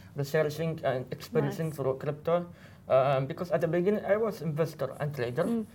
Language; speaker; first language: English; non-native, fluent; Arabic